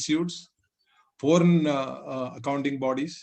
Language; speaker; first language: English; non-native, local second language; Malayalam